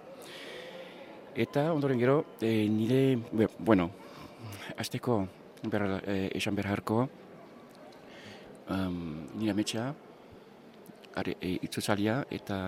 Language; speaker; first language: Basque; non-native, learner; English